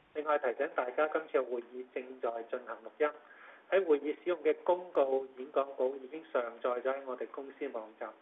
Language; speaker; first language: Cantonese; native; Cantonese